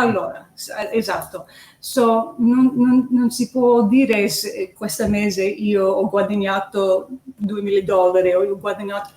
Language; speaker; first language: Italian; early bilingual, heritage; English